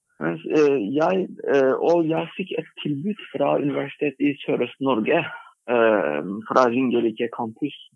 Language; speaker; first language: Norwegian; non-native, fluent; Turkish